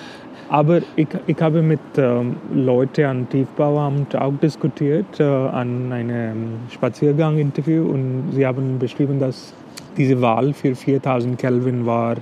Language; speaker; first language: German; non-native, fluent; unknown